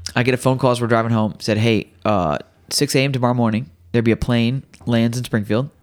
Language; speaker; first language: English; native; English